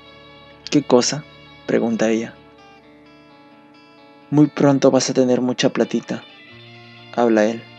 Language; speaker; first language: Spanish; native; Spanish